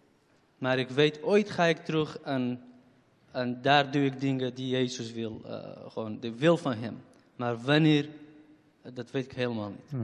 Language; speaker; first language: Dutch; non-native, fluent; Kurdish